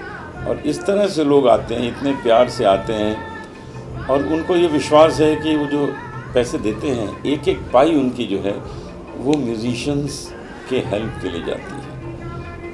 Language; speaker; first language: Hindi; native; Hindi